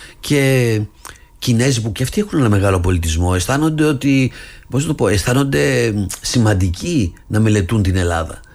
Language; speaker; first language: Greek; early bilingual, other home language; English